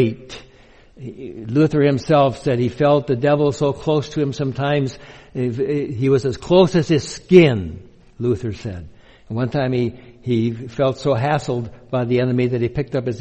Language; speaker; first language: English; native; English